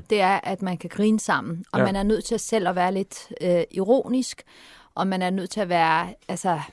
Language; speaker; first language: Danish; early bilingual, other home language; Turkish